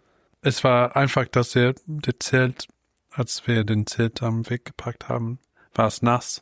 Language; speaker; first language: German; non-native, fluent; English